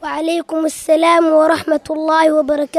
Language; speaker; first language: Arabic; non-native, learner; Somali